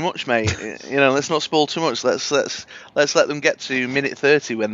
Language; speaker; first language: English; native; English